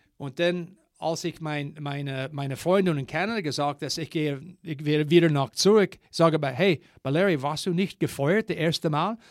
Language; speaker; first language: German; non-native, learner; English